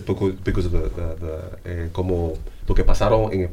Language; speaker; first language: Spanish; early bilingual, heritage; English